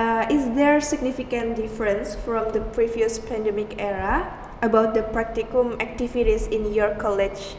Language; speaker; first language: English; non-native, learner; Indonesian